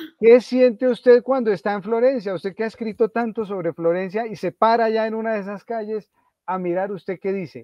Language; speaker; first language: Spanish; native; Spanish